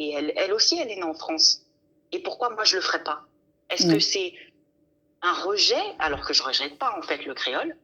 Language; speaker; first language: French; native; French